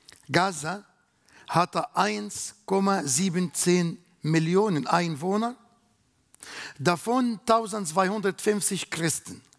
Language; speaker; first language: German; non-native, learner; Arabic